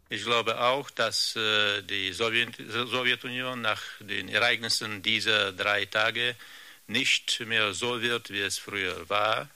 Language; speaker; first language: German; non-native, fluent; Russian